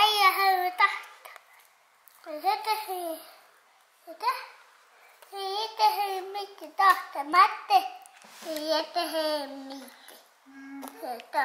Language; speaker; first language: Icelandic; non-native, learner; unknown